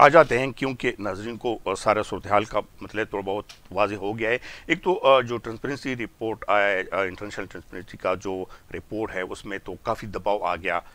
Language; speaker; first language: Urdu; non-native, local second language; Pashto